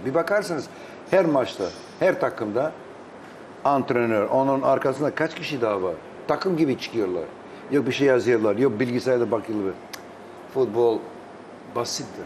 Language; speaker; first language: Turkish; non-native, fluent; Albanian